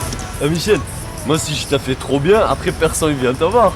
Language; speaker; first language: French; non-native, fluent; Persian